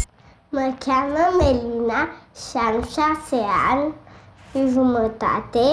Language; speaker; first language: Romanian; early bilingual, heritage; Romanian